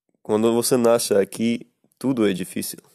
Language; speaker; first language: Portuguese; non-native, learner; Russian